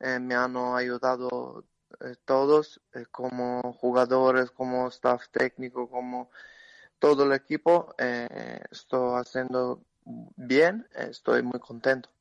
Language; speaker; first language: Spanish; non-native, learner; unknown